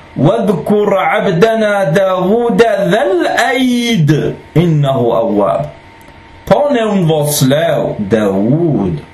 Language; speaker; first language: Danish; non-native, fluent; Arabic